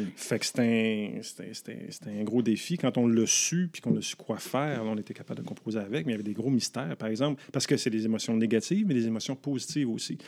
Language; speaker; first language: French; native; French